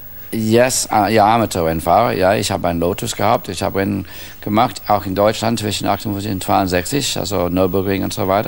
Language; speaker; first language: German; non-native, fluent; English